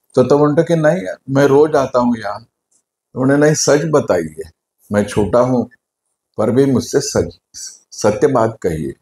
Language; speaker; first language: Hindi; non-native, local second language; Marathi